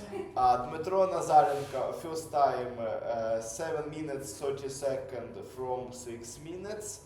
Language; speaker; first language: English; non-native, learner; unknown